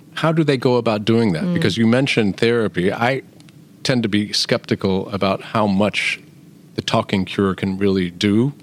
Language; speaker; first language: English; native; English